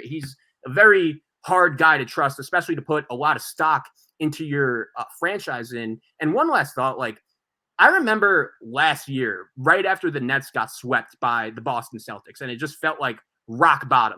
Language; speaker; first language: English; native; English